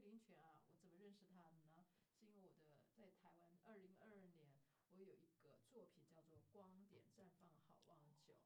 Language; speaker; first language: German; non-native, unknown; Chinese